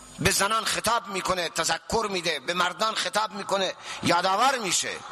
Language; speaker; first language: Persian; non-native, local second language; Baluchi